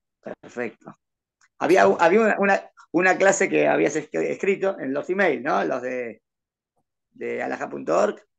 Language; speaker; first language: Spanish; native; Spanish